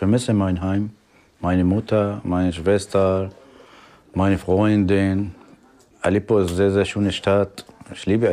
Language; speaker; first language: German; non-native, learner; Arabic